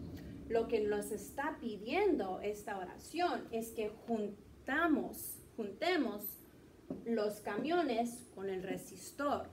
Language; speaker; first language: Spanish; early bilingual, heritage; Spanish